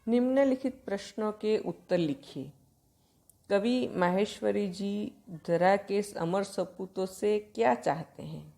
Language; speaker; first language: Hindi; non-native, local second language; Gujarati